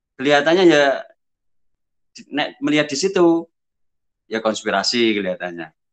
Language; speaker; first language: Indonesian; native; Indonesian